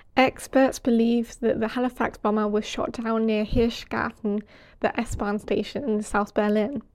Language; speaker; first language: English; native; English